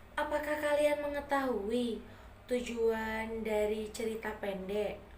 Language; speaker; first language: Indonesian; native; Indonesian